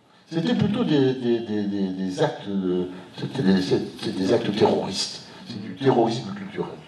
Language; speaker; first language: French; native; French